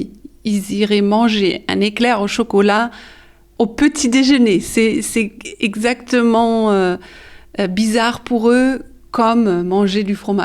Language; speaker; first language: French; early bilingual, heritage; French